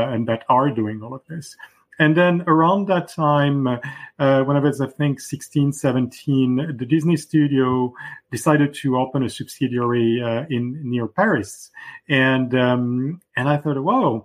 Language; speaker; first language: English; non-native, fluent; French